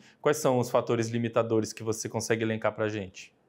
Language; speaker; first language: Portuguese; native; Portuguese